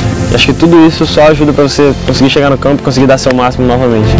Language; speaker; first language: Portuguese; native; Portuguese